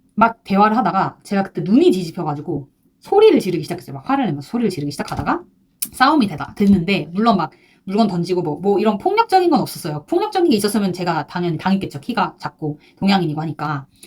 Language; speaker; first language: Korean; native; Korean